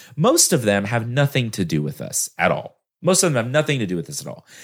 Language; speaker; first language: English; native; English